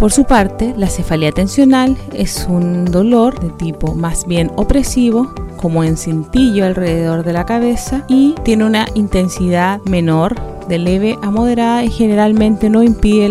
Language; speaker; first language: Spanish; native; Spanish